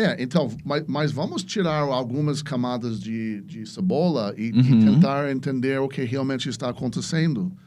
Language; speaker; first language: Portuguese; non-native, fluent; English